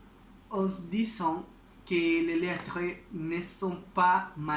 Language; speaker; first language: French; non-native, learner; Spanish